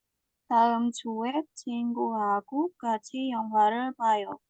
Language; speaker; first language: Korean; non-native, learner; Indonesian